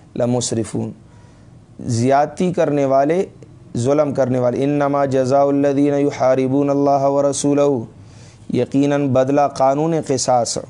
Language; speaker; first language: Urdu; non-native, local second language; Pashto